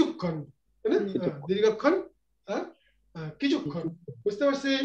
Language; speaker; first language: Korean; non-native, learner; Bangla